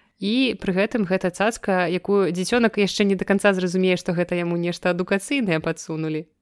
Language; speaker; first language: Belarusian; non-native, local second language; Russian